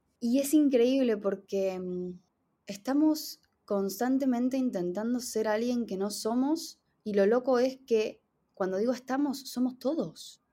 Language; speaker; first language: Spanish; native; Spanish